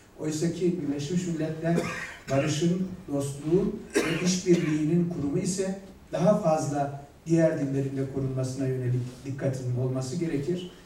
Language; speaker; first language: Turkish; native; Turkish